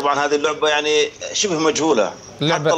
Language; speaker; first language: Arabic; native; Arabic